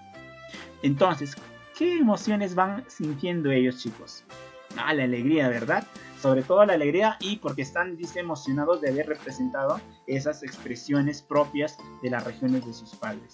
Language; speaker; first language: Spanish; native; Spanish